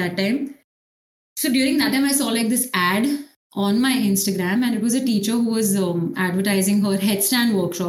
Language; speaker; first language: English; non-native, local second language; Hindi